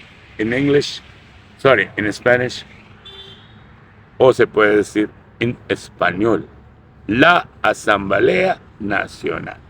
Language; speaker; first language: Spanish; non-native, fluent; Urdu